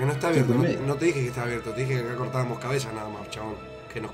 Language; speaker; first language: Spanish; native; Spanish